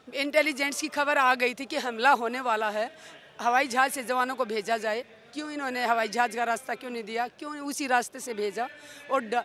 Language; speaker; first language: Hindi; native; Hindi